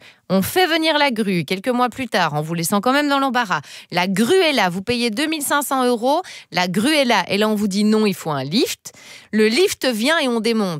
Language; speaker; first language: French; native; French